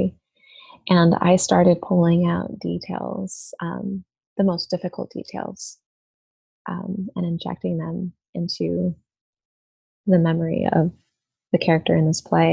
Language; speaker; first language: English; native; English